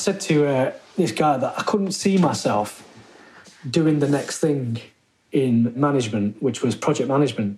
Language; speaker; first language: English; native; English